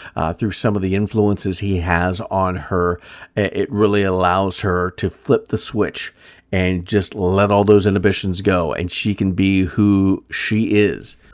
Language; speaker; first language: English; early bilingual, other home language; German